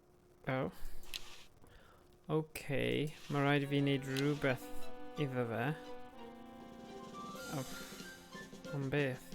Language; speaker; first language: Welsh; native; Welsh